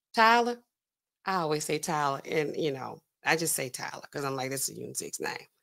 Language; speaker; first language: English; native; English